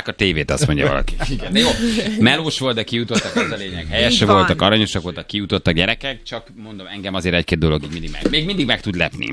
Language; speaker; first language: Hungarian; native; Hungarian